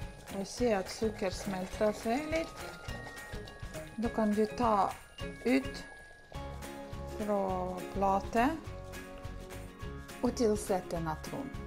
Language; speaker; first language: Norwegian; non-native, learner; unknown